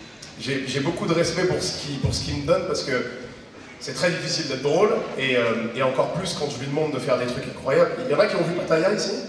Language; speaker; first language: French; native; French